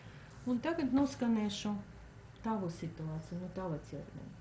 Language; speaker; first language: Latvian; non-native, local second language; Russian